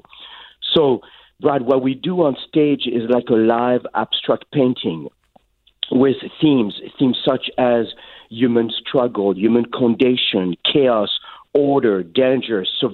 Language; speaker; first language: English; non-native, fluent; French